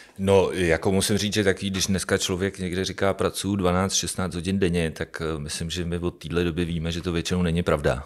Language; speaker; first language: Czech; native; Czech